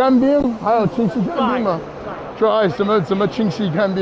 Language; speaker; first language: Chinese; non-native, fluent; English